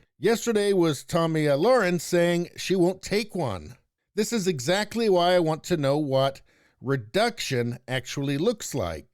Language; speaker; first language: English; native; English